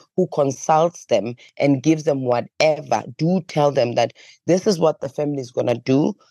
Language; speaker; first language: English; non-native, local second language; Zulu